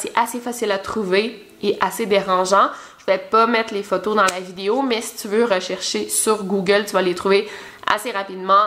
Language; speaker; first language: French; native; French